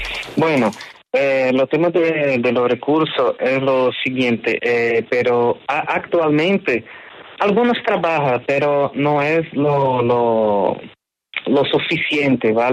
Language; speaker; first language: Spanish; non-native, learner; Portuguese